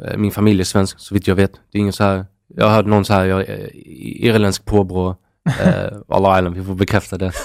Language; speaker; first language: Swedish; native; Swedish